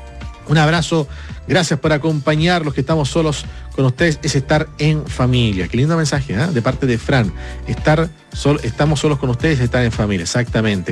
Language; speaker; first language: Spanish; native; Spanish